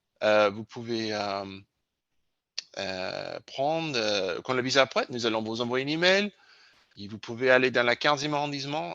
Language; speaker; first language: French; non-native, learner; English